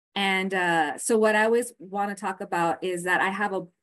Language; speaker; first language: English; native; English